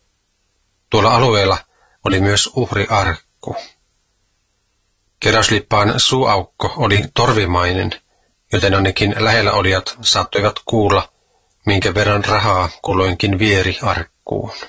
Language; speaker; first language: Finnish; native; Finnish